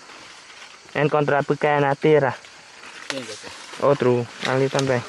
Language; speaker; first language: Portuguese; non-native, learner; Vietnamese